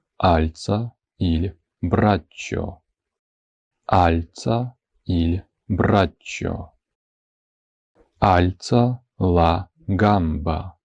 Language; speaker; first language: Italian; non-native, fluent; Ukrainian